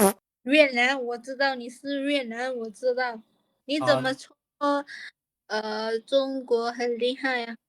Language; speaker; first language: Chinese; non-native, learner; Lao